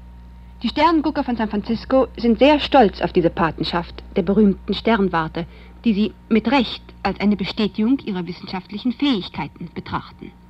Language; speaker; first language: German; native; German